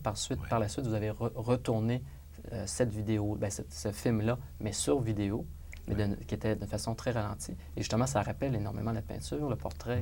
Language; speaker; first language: French; native; French